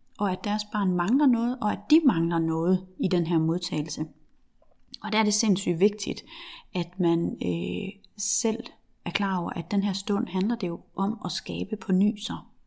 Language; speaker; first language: Danish; native; Danish